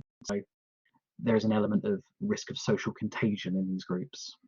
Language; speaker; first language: English; native; English